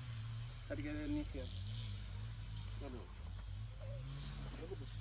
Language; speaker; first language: Turkish; native; Turkish